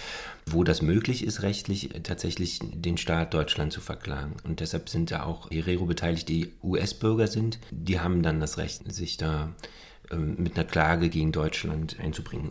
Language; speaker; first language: German; native; German